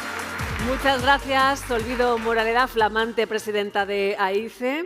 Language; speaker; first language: Spanish; native; Spanish